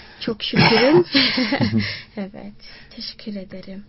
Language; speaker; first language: Turkish; non-native, learner; Swati